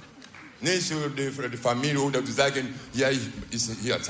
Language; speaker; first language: Dutch; non-native, learner; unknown